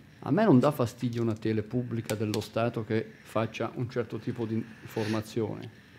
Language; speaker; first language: Italian; native; Italian